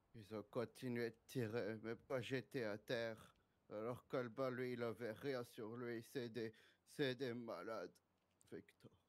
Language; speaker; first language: French; native; French